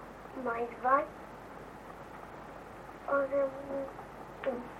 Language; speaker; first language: Portuguese; early bilingual, heritage; Portuguese